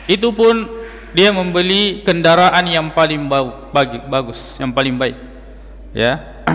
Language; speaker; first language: Malay; native; Malay